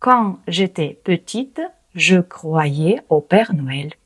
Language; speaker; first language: French; non-native, fluent; Ukrainian